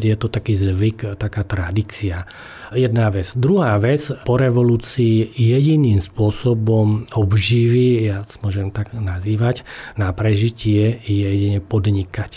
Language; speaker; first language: Slovak; non-native, fluent; Vietnamese